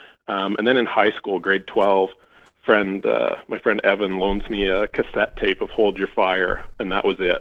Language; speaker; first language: English; native; English